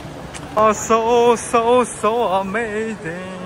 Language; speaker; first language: English; non-native, learner; Chinese